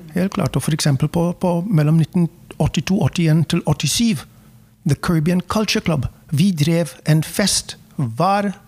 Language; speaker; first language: Norwegian; non-native, fluent; English